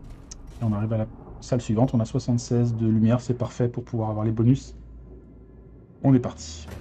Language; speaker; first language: French; native; French